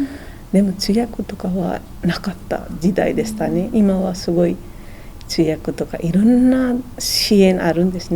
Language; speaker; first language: Japanese; non-native, fluent; Nepali